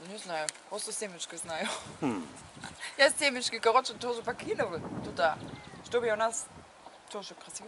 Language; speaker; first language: Russian; non-native, learner; German